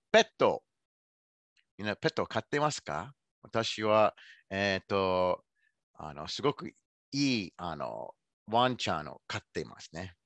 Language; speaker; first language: Japanese; non-native, fluent; English